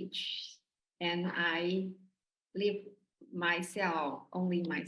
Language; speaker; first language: English; non-native, learner; Chinese